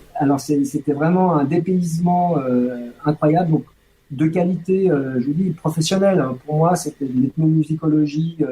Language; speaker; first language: French; native; French